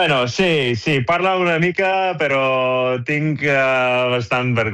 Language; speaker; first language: Catalan; non-native, learner; English